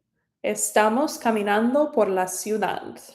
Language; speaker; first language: Spanish; non-native, fluent; English